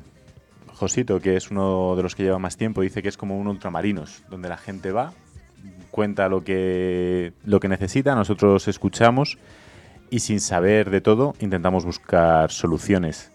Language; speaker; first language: Spanish; native; Spanish